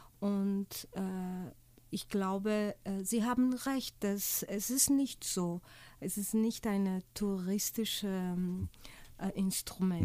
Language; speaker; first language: German; non-native, fluent; Portuguese